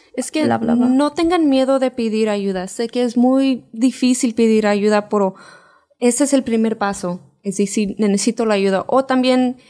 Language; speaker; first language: Spanish; early bilingual, heritage; Spanish